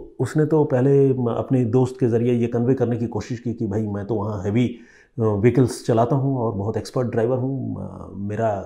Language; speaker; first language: Hindi; non-native, local second language; Bangla